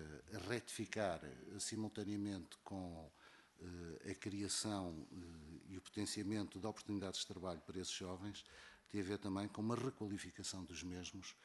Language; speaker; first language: Portuguese; native; Portuguese